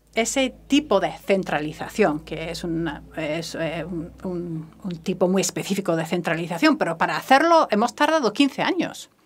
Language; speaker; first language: Spanish; non-native, fluent; French